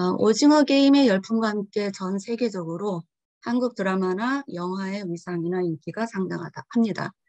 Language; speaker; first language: Korean; early bilingual, heritage; Korean